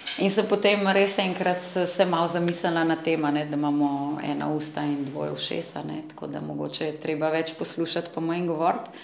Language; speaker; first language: Slovenian; native; Slovenian